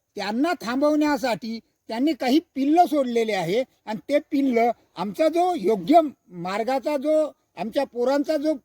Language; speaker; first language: Marathi; native; Marathi